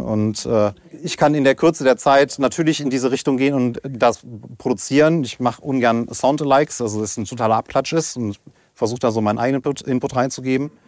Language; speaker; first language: German; native; German